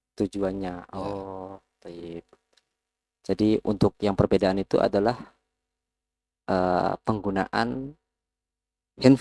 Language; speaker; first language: Indonesian; native; Indonesian